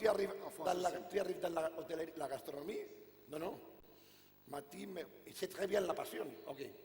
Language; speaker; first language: French; non-native, fluent; Catalan